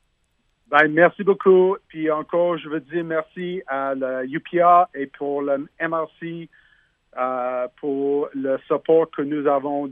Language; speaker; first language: French; non-native, learner; English